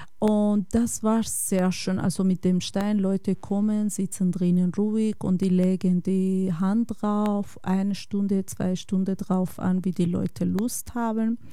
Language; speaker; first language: German; non-native, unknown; Bosnian